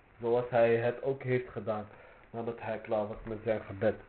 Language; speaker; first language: Dutch; early bilingual, other home language; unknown